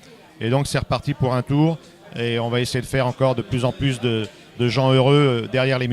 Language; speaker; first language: French; native; French